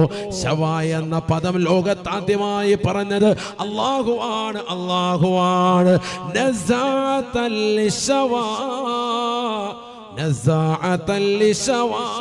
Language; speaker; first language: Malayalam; native; Malayalam